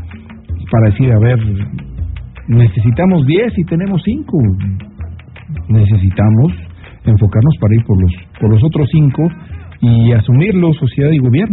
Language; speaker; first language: Spanish; native; Spanish